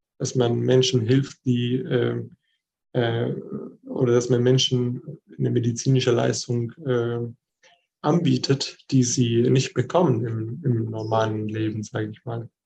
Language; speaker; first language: German; non-native, fluent; Arabic